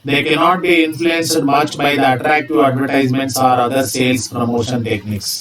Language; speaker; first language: English; non-native, local second language; Telugu